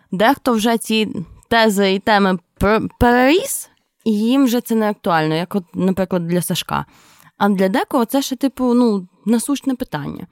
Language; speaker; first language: Ukrainian; native; Ukrainian